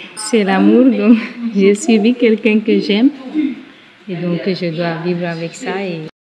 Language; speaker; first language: French; non-native, fluent; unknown